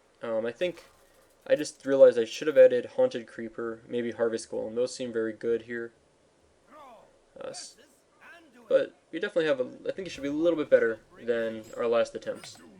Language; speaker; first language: English; native; English